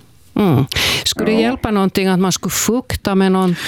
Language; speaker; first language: Swedish; native; Swedish